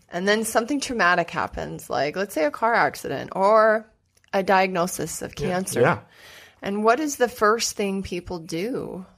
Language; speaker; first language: English; native; English